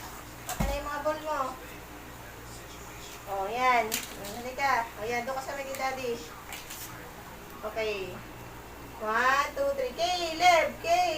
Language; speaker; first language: Filipino; non-native, local second language; Cebuano